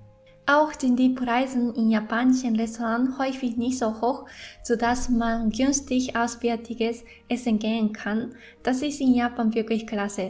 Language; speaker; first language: German; non-native, fluent; Japanese